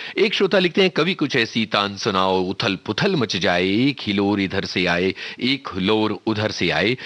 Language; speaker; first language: Hindi; native; Hindi